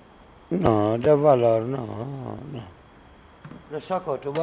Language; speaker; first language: Spanish; non-native, learner; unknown